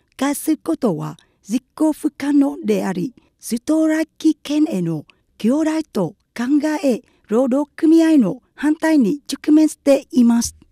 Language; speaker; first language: Japanese; non-native, fluent; Vietnamese